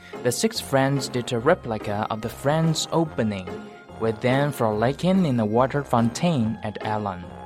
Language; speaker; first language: English; non-native, fluent; Chinese